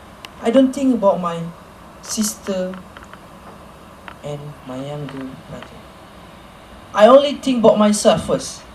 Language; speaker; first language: English; non-native, local second language; Malay